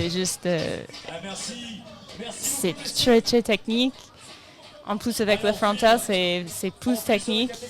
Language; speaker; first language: French; non-native, learner; English